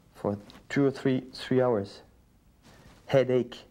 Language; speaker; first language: English; non-native, learner; French